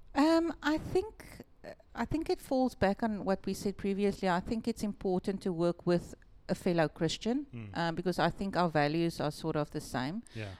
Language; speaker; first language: English; non-native, local second language; Afrikaans